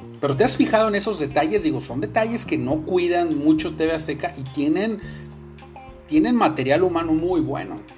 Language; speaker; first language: Spanish; native; Spanish